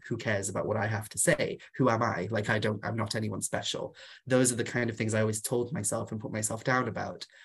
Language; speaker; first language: English; non-native, local second language; Welsh